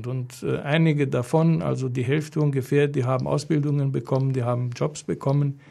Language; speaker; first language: German; non-native, fluent; Romanian